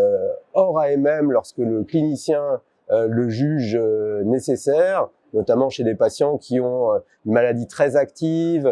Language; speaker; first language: French; native; French